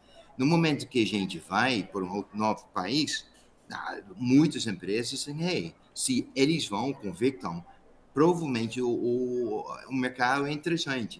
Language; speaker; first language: Portuguese; non-native, fluent; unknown